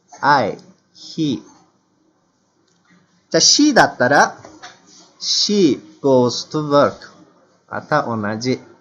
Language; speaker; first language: Japanese; non-native, fluent; Turkish